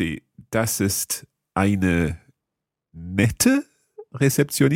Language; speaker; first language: German; non-native, learner; English